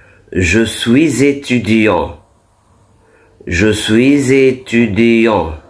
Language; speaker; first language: French; non-native, fluent; Arabic